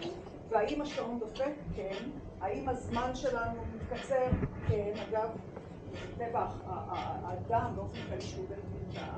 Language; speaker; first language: Hebrew; native; Hebrew